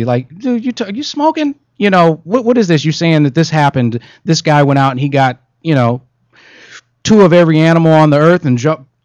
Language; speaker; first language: English; native; English